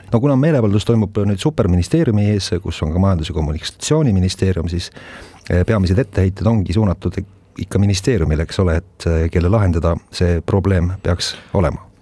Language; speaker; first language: Estonian; native; Estonian